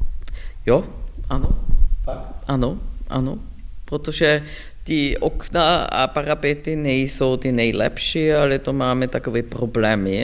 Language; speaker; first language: Czech; non-native, learner; German